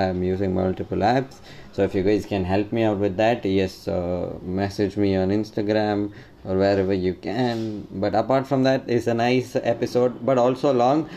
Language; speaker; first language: English; non-native, local second language; Tamil